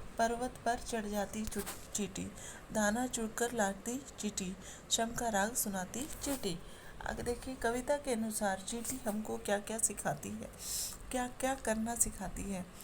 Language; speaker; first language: Hindi; native; Hindi